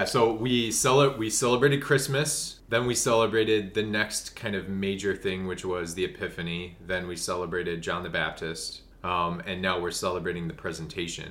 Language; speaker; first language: English; native; English